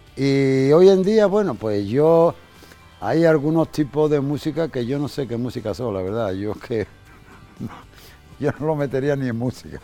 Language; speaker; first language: Spanish; native; Spanish